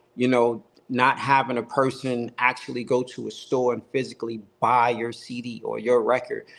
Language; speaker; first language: English; native; English